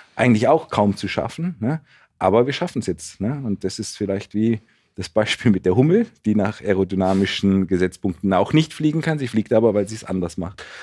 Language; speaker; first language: German; native; German